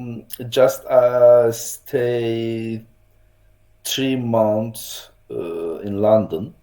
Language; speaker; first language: English; non-native, learner; Turkish